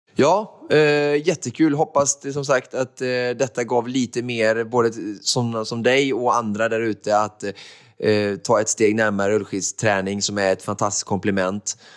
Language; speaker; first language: Swedish; native; Swedish